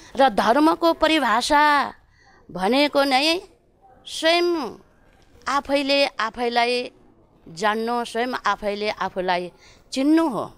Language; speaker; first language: Nepali; non-native, local second language; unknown